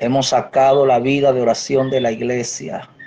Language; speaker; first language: Spanish; native; Spanish